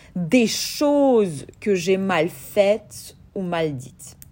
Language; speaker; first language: French; non-native, fluent; Russian